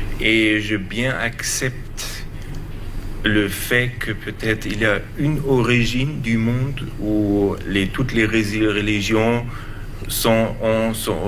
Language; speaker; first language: French; non-native, learner; German